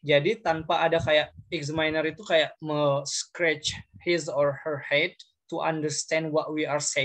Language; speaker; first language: English; non-native, fluent; Indonesian